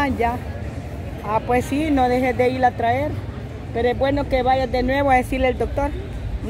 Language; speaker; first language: Spanish; native; Spanish